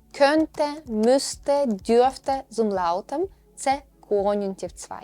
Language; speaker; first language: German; non-native, fluent; Ukrainian